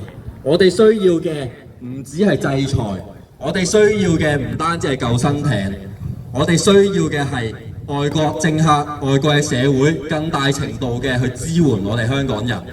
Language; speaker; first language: Cantonese; native; Cantonese